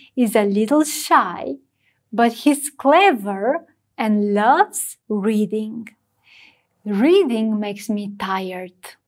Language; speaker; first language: English; non-native, fluent; Romanian